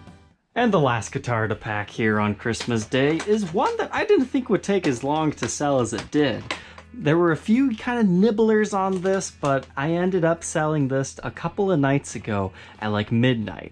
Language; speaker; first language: English; native; English